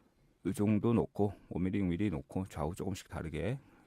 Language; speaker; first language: Korean; native; Korean